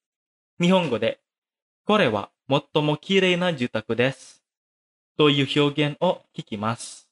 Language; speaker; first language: Japanese; non-native, fluent; Indonesian